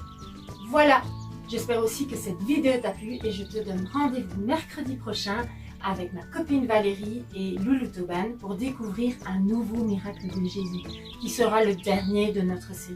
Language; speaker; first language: French; native; French